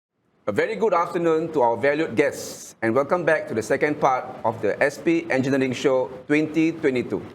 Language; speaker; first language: English; non-native, local second language; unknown